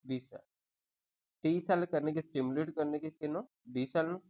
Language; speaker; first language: Hindi; non-native, local second language; Punjabi